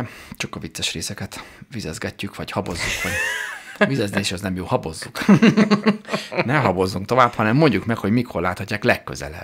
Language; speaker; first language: Hungarian; native; Hungarian